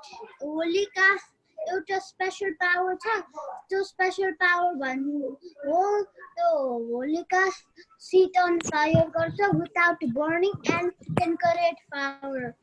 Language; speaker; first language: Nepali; early bilingual, heritage; Nepali